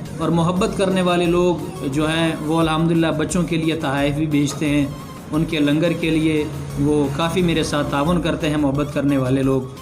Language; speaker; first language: Urdu; non-native, local second language; Pashto